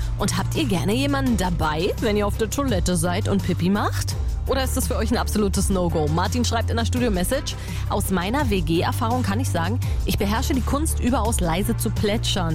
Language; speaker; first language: German; native; German